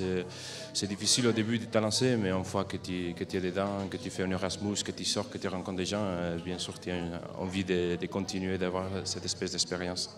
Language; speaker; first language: French; non-native, fluent; Catalan